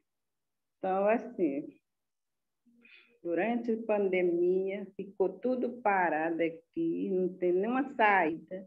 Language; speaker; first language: Portuguese; non-native, local second language; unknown